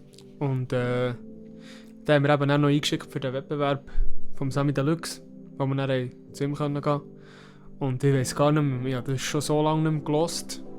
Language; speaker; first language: German; native; German